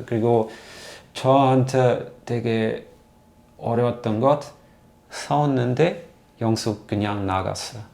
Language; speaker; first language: Korean; non-native, learner; German